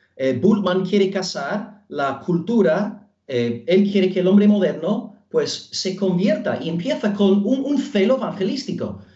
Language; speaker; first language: Spanish; non-native, fluent; English